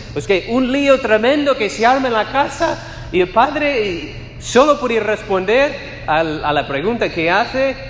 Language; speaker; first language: Spanish; non-native, fluent; English